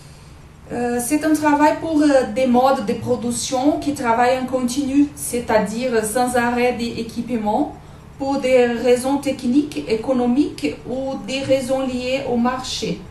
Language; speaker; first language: French; non-native, learner; Portuguese